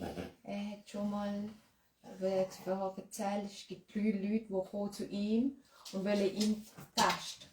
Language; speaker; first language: German; non-native, learner; Thai